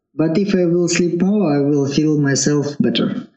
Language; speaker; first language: English; non-native, learner; Russian